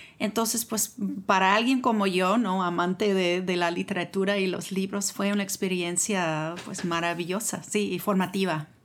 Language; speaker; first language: Spanish; non-native, fluent; English